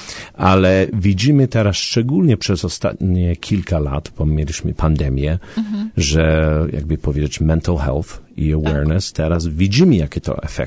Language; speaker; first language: Polish; early bilingual, heritage; Polish